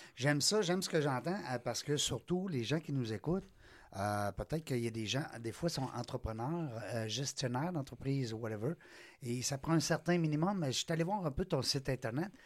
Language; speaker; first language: French; native; French